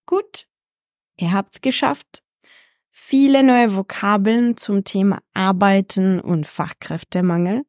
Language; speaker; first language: German; non-native, fluent; Czech